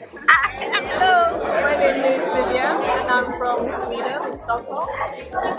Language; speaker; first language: English; non-native, fluent; Swedish